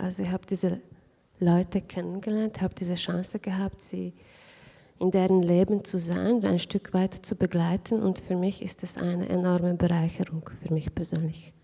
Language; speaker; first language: German; non-native, fluent; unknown